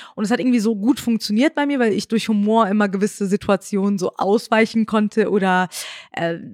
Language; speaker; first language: German; early bilingual, other home language; Persian